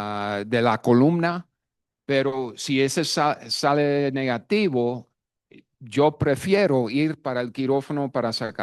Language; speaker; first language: Spanish; non-native, fluent; English